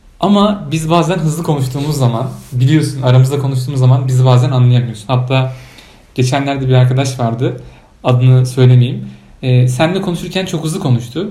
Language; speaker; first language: Turkish; native; Turkish